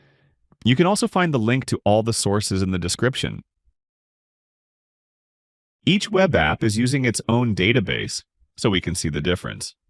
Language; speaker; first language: English; non-native, fluent; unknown